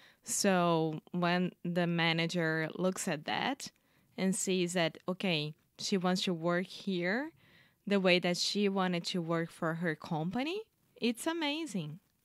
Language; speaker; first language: English; non-native, fluent; Portuguese